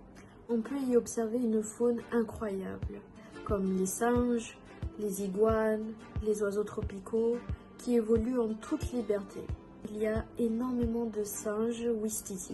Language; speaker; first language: French; native; French